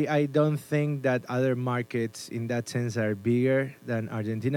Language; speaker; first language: English; non-native, fluent; Spanish